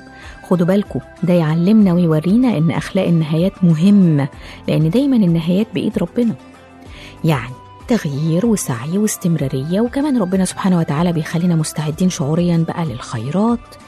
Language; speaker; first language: Arabic; native; Arabic